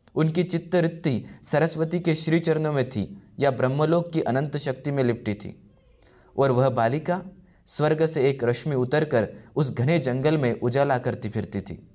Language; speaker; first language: Hindi; non-native, local second language; Marathi